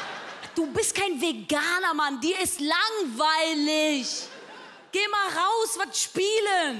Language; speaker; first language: German; native; German